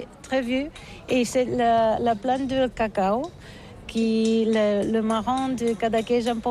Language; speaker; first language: French; non-native, learner; Catalan